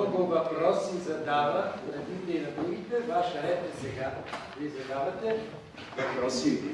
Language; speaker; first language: Bulgarian; non-native, fluent; French